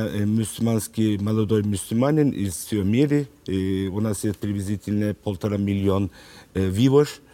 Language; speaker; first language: Russian; non-native, learner; Turkish